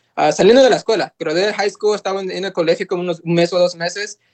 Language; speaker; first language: Spanish; early bilingual, heritage; Spanish